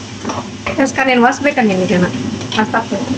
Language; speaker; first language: Indonesian; native; Indonesian